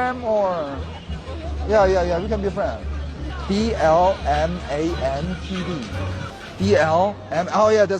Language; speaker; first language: English; non-native, fluent; Korean